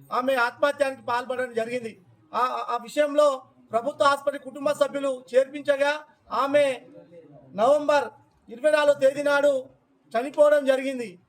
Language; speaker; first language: Telugu; non-native, local second language; Lambadi